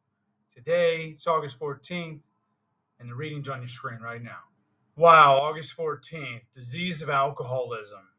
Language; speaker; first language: English; native; English